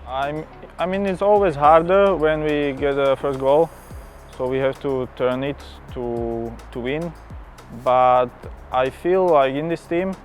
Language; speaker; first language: English; non-native, fluent; Slovak